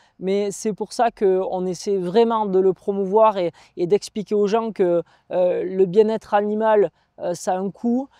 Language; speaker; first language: French; native; French